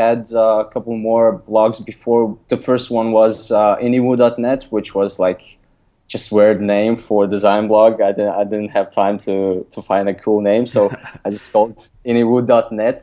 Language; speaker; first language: English; non-native, fluent; Lithuanian